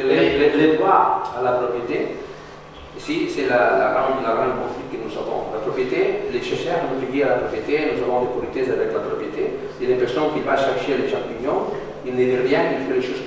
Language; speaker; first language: French; non-native, learner; Catalan